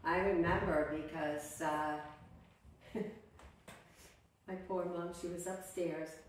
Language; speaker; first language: English; native; English